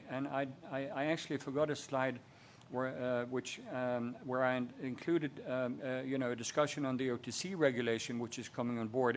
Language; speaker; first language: English; non-native, fluent; Norwegian